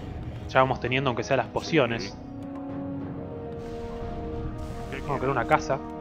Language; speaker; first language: Spanish; native; Spanish